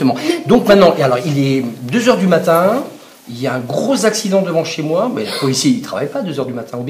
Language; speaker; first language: French; native; French